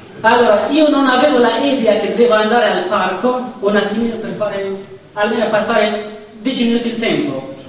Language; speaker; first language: Italian; non-native, learner; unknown